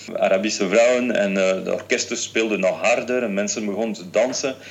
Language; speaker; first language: Dutch; non-native, fluent; French